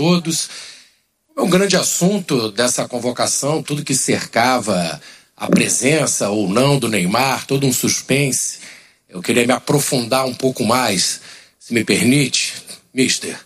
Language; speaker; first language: Portuguese; native; Portuguese